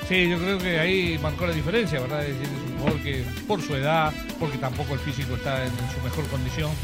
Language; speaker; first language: Spanish; native; Spanish